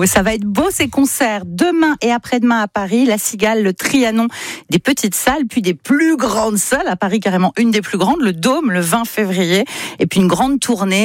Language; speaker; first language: French; native; French